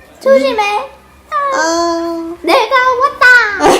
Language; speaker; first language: Korean; early bilingual, heritage; Korean